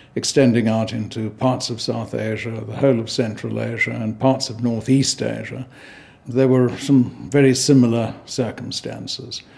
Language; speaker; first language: English; native; English